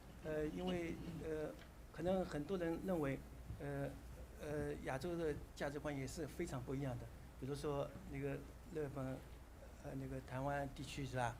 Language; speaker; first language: Chinese; native; Chinese